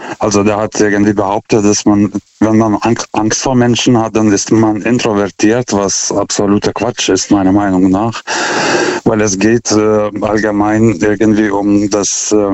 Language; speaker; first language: German; non-native, fluent; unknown